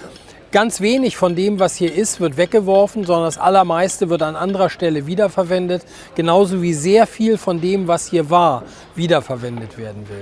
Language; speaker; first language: German; native; German